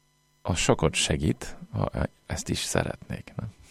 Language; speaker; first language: Hungarian; non-native, fluent; English